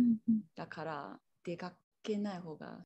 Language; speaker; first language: Japanese; non-native, learner; English